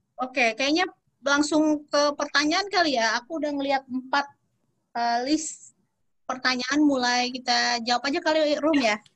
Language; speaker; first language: Indonesian; native; Indonesian